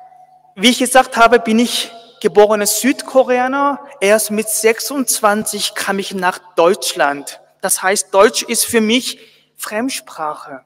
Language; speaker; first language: German; non-native, fluent; Korean